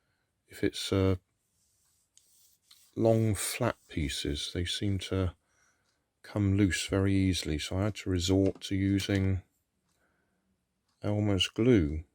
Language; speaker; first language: English; native; English